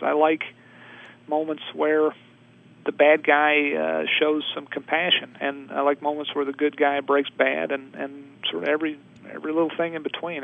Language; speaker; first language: English; native; English